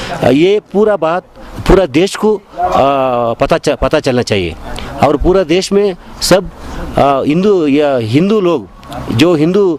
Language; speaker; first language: Hindi; non-native, local second language; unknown